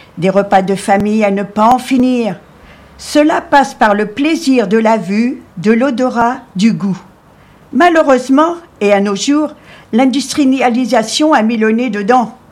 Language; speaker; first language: French; native; French